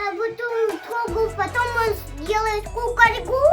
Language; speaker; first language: Russian; early bilingual, other home language; Tajik